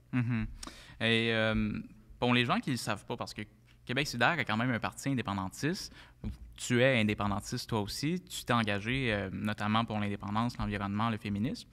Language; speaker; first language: French; native; French